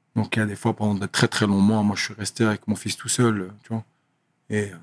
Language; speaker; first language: French; native; French